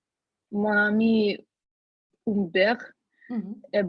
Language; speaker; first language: French; non-native, learner; Russian